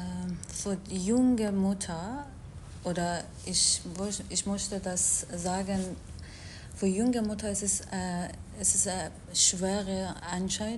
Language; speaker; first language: German; non-native, learner; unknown